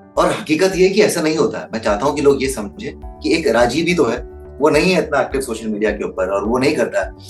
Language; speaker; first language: Hindi; native; Hindi